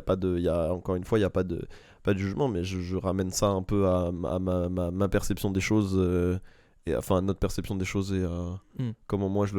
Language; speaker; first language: French; native; French